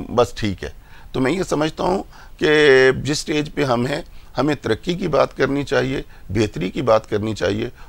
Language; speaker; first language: Urdu; non-native, local second language; Punjabi